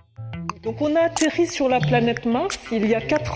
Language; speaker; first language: French; native; French